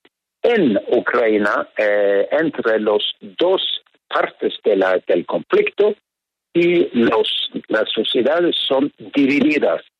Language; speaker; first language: Spanish; non-native, fluent; Norwegian